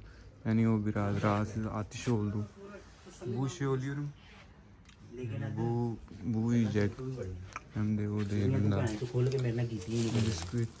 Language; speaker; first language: Turkish; non-native, learner; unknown